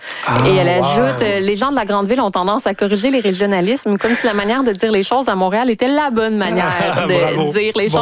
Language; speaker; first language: French; native; French